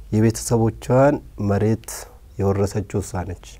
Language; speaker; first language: Amharic; early bilingual, other home language; Oromo